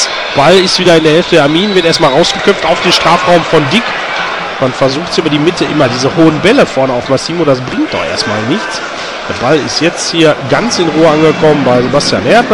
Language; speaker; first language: German; native; German